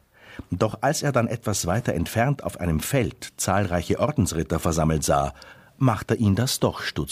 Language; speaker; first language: German; native; German